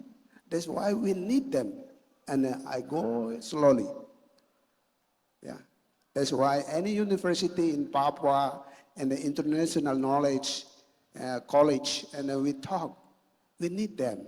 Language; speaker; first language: English; non-native, learner; Indonesian